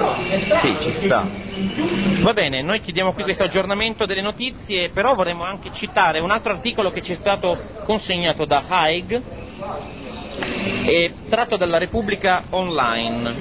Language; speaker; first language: Italian; native; Italian